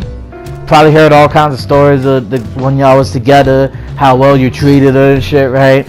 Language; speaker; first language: English; native; English